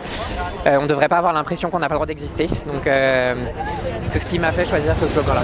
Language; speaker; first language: French; native; French